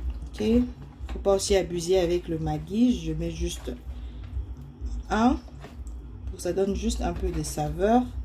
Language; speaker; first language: French; non-native, local second language; Lingala